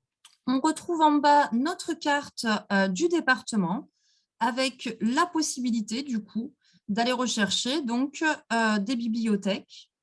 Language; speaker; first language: French; native; French